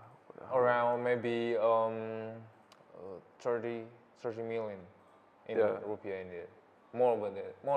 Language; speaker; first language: English; non-native, learner; Indonesian